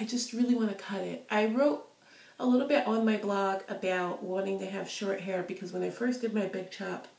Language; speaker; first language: English; native; English